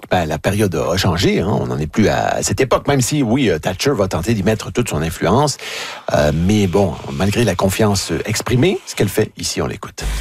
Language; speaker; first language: French; native; French